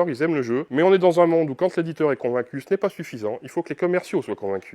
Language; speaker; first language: French; native; French